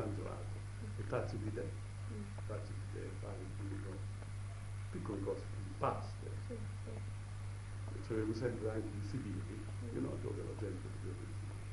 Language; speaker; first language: Italian; early bilingual, heritage; Italian